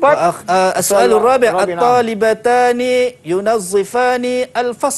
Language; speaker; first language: Arabic; non-native, learner; Malay